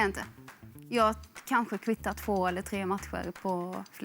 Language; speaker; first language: Swedish; native; Swedish